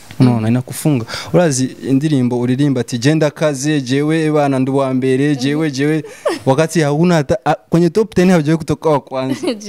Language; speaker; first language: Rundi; native; Rundi